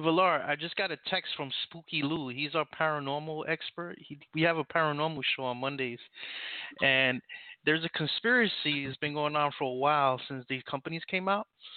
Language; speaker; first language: English; native; English